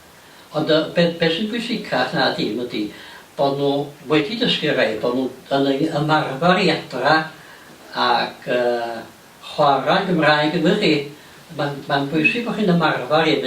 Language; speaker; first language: Welsh; native; Welsh